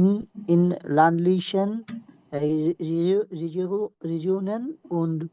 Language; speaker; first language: German; non-native, learner; Bangla